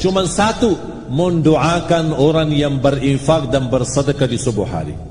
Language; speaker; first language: Malay; non-native, fluent; Arabic